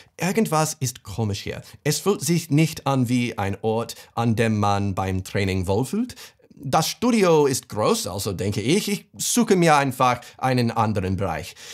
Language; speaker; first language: German; non-native, fluent; English